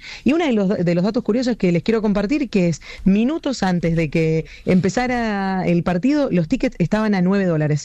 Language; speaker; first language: Spanish; native; Spanish